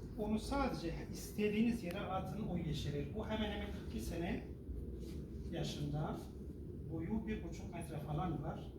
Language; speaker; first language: Turkish; non-native, local second language; Kurdish